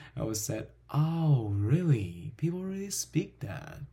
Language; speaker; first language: English; non-native, fluent; Min Nan Chinese